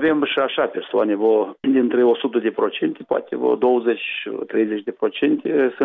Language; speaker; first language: Romanian; non-native, local second language; Gagauz